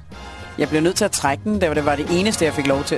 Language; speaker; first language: Danish; native; Danish